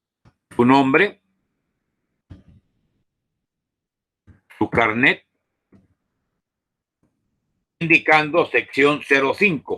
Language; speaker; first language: Spanish; native; Spanish